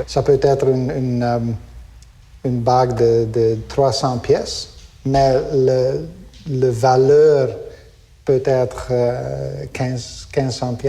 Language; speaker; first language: French; non-native, fluent; Dutch